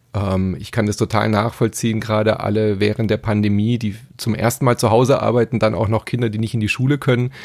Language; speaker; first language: German; native; German